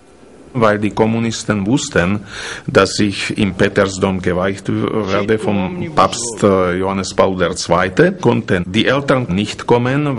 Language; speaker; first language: German; non-native, fluent; Romanian